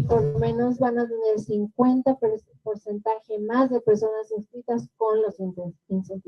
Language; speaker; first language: Spanish; native; Spanish